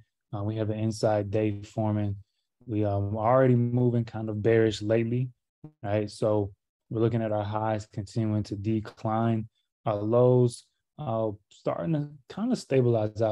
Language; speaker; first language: English; native; English